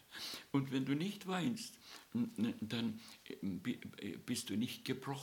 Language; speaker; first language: German; non-native, learner; Estonian